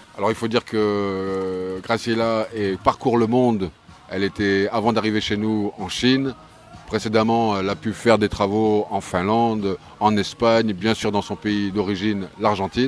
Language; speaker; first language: French; native; French